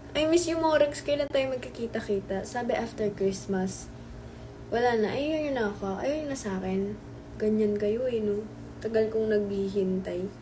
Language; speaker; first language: Filipino; native; Filipino